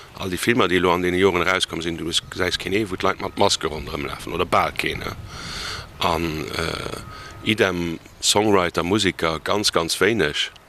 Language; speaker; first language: Luxembourgish; native; Luxembourgish